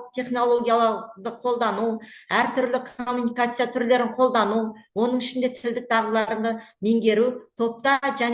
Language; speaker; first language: Kazakh; native; Kazakh